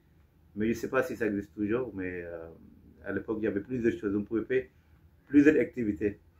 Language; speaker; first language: French; non-native, fluent; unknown